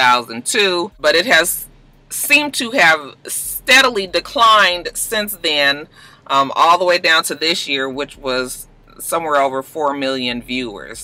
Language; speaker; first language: English; native; English